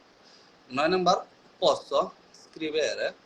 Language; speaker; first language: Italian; non-native, learner; Bangla